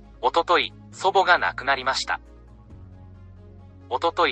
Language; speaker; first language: Japanese; non-native, learner; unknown